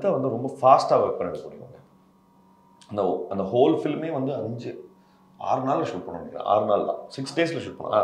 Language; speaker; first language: Tamil; native; Tamil